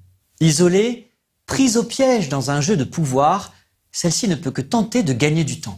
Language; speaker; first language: French; native; French